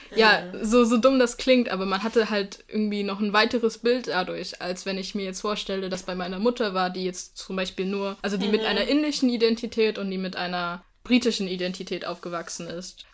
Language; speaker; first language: German; native; German